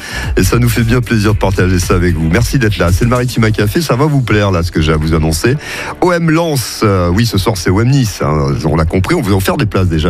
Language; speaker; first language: French; native; French